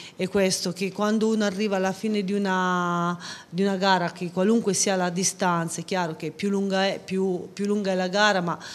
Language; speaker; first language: Italian; native; Italian